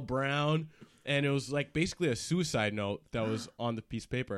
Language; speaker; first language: English; native; English